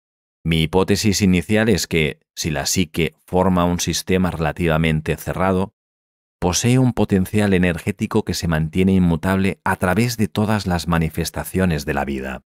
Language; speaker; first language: Spanish; native; Spanish